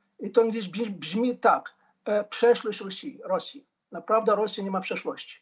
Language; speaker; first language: Polish; non-native, fluent; Ukrainian